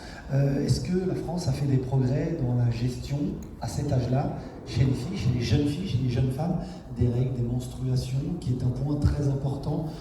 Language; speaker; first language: French; native; French